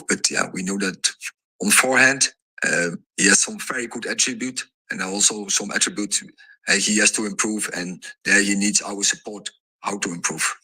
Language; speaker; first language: English; non-native, fluent; Dutch